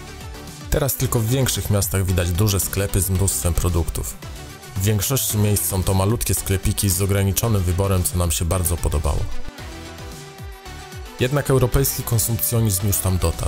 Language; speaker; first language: Polish; native; Polish